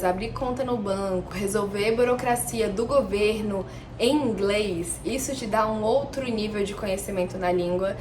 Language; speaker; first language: Portuguese; native; Portuguese